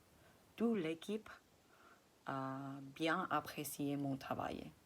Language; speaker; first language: French; non-native, fluent; Chinese